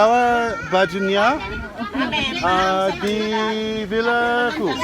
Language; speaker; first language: Indonesian; non-native, learner; English